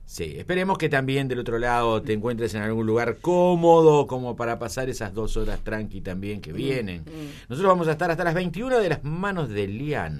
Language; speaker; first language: Spanish; native; Spanish